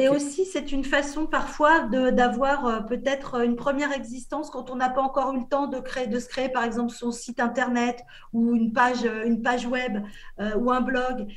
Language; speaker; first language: French; native; French